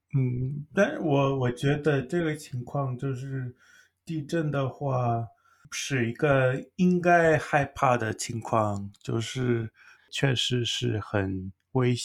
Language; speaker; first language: Chinese; non-native, fluent; English